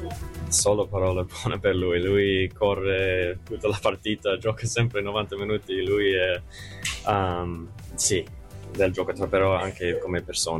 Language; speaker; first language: Italian; non-native, fluent; English